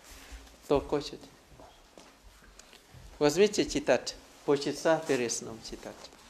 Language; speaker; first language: Russian; non-native, learner; Thai